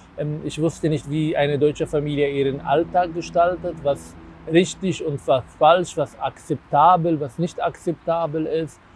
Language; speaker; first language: German; non-native, fluent; Arabic